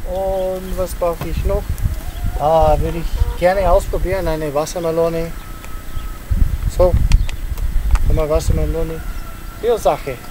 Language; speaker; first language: German; non-native, learner; Italian